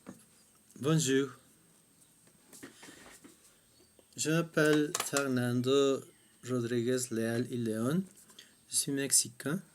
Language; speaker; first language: French; non-native, fluent; Spanish